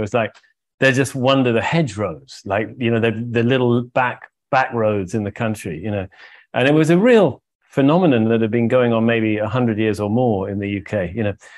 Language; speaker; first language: English; native; English